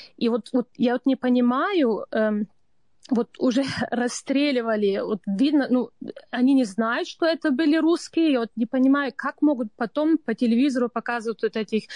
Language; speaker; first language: Russian; native; Russian